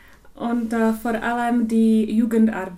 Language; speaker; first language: German; non-native, local second language; Czech